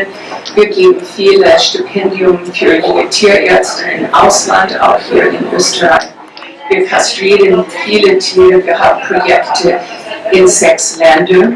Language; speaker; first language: German; non-native, fluent; English